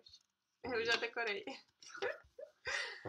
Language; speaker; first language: Portuguese; non-native, fluent; Polish